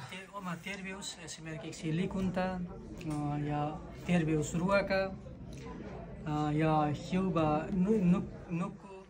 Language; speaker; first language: Finnish; non-native, learner; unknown